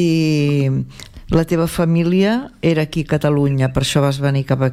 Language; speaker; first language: Catalan; native; Catalan